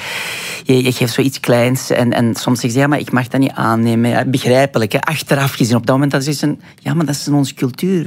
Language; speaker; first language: Dutch; non-native, fluent; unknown